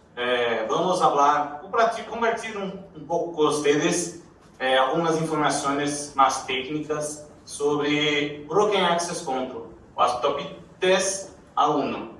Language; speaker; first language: Spanish; non-native, learner; Portuguese